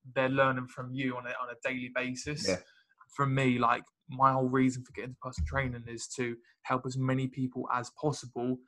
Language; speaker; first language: English; native; English